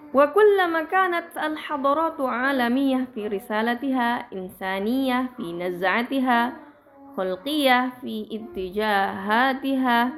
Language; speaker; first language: Arabic; non-native, fluent; Indonesian